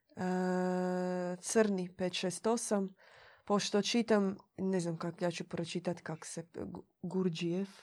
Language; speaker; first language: Croatian; native; Croatian